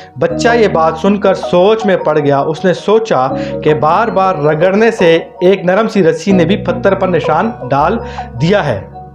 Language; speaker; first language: Urdu; native; Urdu